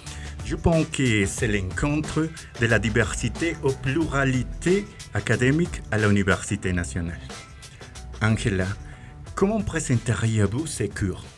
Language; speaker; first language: French; non-native, fluent; Spanish